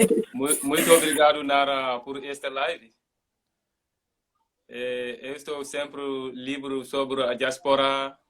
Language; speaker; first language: Portuguese; non-native, learner; Mandingo